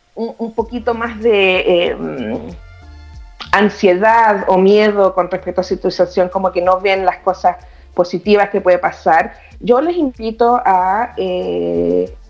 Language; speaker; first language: Spanish; native; Spanish